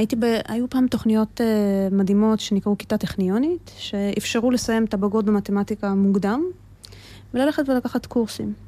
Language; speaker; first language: Hebrew; early bilingual, other home language; Russian